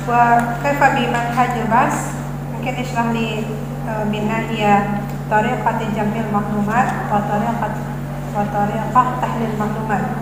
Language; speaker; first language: Arabic; non-native, fluent; Indonesian